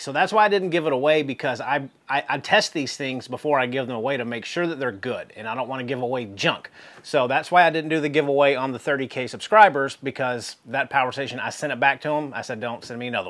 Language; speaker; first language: English; native; English